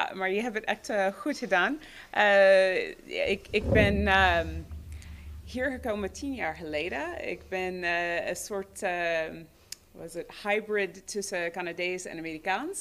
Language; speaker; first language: Dutch; non-native, fluent; English